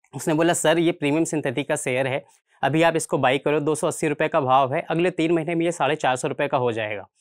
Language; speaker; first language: Hindi; native; Hindi